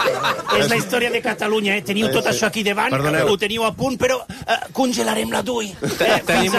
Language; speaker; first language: Catalan; native; Catalan